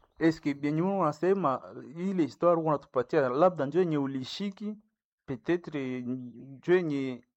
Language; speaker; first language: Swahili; non-native, local second language; Nande